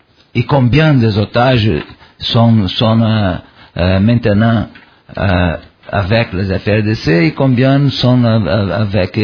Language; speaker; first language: French; non-native, learner; Portuguese